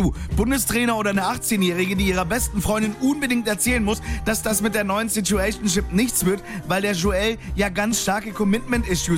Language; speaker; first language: German; native; German